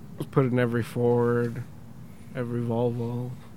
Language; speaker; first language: English; early bilingual, other home language; Spanish